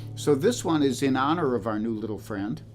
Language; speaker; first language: English; native; English